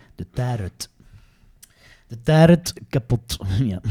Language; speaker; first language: Dutch; native; Dutch